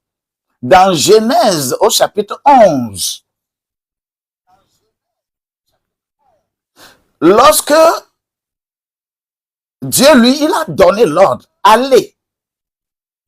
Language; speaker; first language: French; non-native, local second language; Ewe